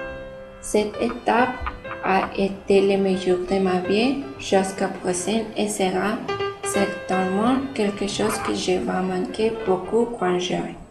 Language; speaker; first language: French; non-native, learner; Spanish